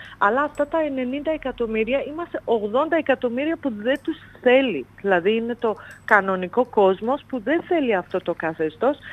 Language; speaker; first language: Greek; non-native, fluent; Persian